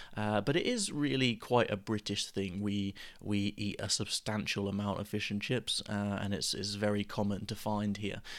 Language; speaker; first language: English; native; English